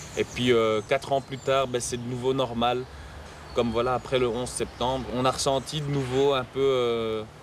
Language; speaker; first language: French; native; French